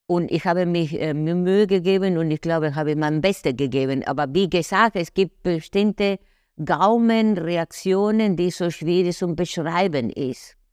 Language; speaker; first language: German; non-native, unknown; Spanish